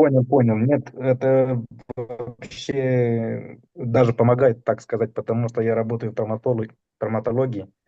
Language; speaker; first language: Russian; non-native, fluent; Romanian